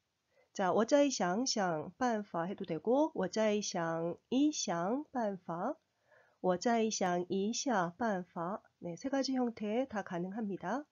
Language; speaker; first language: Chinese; non-native, fluent; Korean